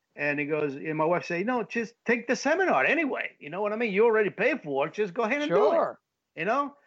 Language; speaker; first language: English; early bilingual, heritage; Spanish